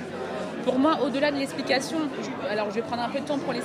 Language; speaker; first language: French; native; French